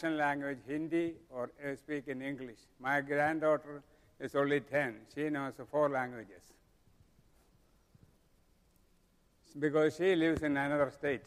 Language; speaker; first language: English; non-native, local second language; Malayalam